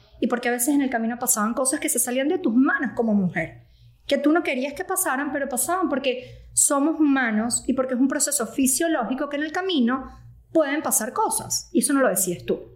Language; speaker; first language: Spanish; native; Spanish